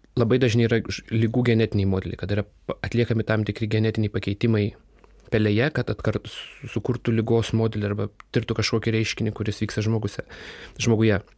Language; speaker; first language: Lithuanian; native; Lithuanian